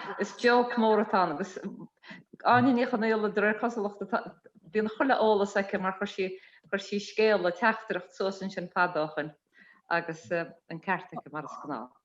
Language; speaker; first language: Irish; native; Irish